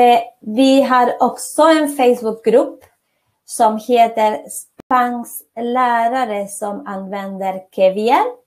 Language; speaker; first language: Swedish; non-native, fluent; Spanish